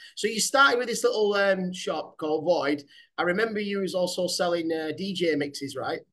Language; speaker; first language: English; native; English